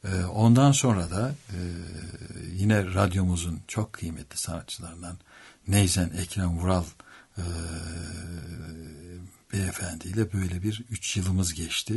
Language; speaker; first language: Turkish; native; Turkish